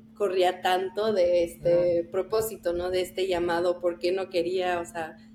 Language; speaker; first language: Spanish; early bilingual, heritage; Spanish